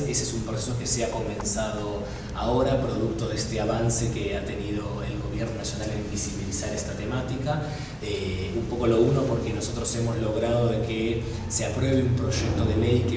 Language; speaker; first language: Spanish; native; Spanish